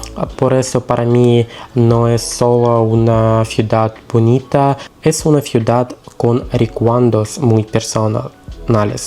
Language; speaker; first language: Spanish; non-native, learner; Russian